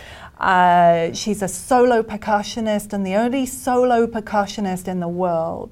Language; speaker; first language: English; native; English